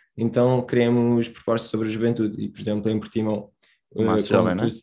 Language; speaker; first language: Portuguese; early bilingual, other home language; Romanian